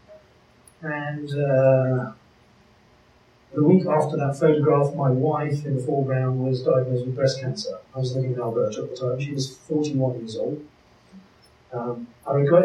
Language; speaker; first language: English; native; English